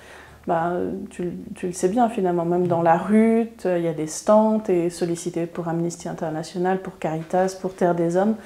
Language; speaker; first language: French; native; French